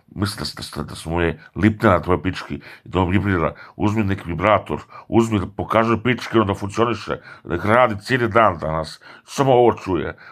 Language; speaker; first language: Serbian; early bilingual, heritage; Serbian